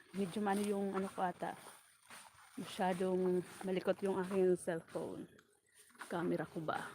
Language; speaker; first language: Filipino; non-native, local second language; Bikol